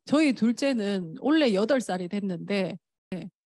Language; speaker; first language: Korean; native; Korean